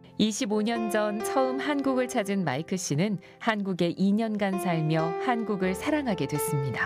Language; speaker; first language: Korean; native; Korean